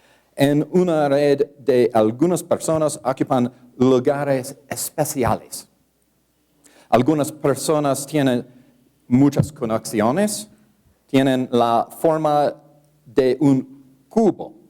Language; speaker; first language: Spanish; non-native, learner; English